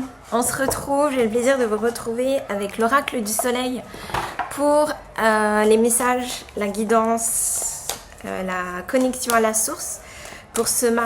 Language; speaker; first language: French; native; French